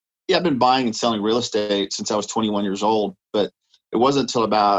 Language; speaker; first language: English; native; English